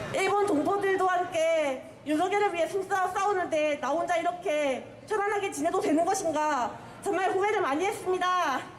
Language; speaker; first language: Korean; non-native, fluent; Japanese